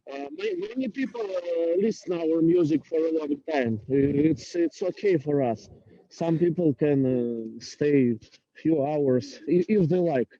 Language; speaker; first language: English; non-native, learner; Russian